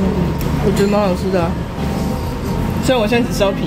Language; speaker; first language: Chinese; native; Chinese